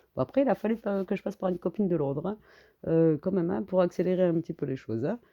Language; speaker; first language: French; early bilingual, other home language; Kabyle